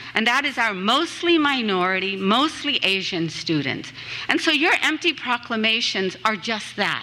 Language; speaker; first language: English; early bilingual, other home language; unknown